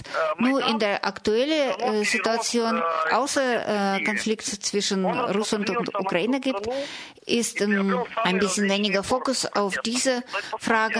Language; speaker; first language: German; non-native, fluent; Russian